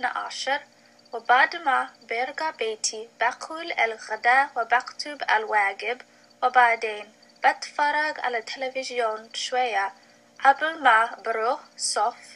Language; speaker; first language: Arabic; non-native, learner; English